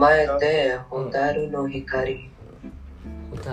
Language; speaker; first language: Japanese; non-native, learner; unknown